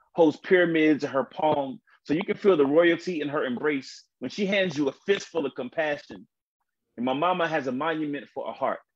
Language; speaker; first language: English; native; English